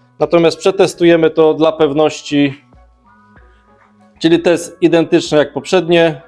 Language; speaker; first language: Polish; native; Polish